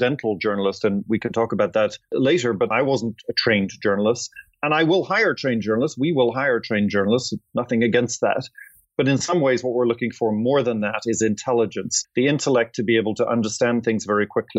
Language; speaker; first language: English; native; English